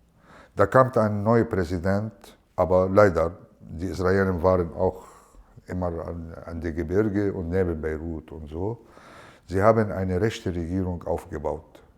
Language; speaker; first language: German; non-native, fluent; Arabic